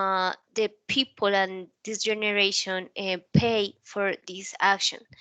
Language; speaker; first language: English; non-native, learner; Spanish